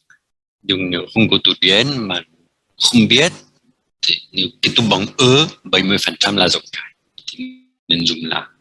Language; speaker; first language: Vietnamese; non-native, fluent; French